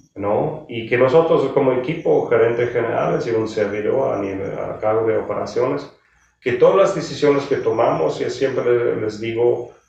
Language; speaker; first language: Spanish; non-native, fluent; German